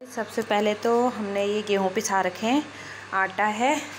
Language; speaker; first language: Hindi; native; Hindi